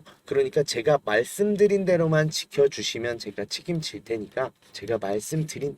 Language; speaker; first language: Korean; native; Korean